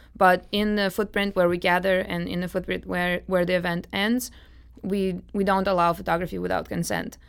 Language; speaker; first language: English; non-native, fluent; Russian